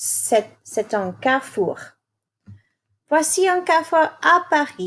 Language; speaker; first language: French; non-native, fluent; English